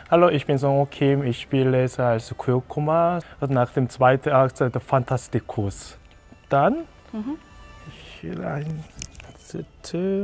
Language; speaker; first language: German; non-native, learner; Korean